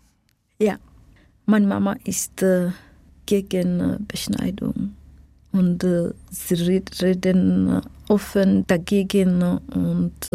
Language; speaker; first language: German; non-native, learner; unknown